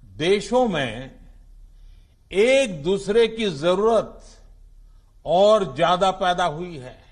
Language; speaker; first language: Hindi; non-native, local second language; Gujarati